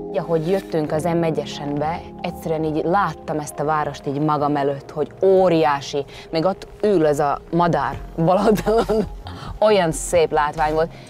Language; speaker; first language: Hungarian; non-native, fluent; Latvian